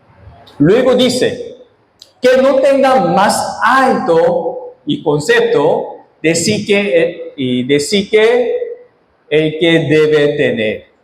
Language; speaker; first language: Spanish; non-native, fluent; Korean